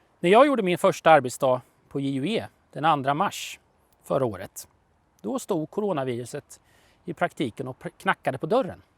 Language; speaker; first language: Swedish; native; Swedish